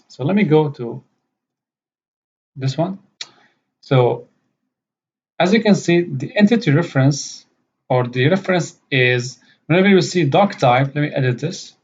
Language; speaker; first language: English; non-native, fluent; Arabic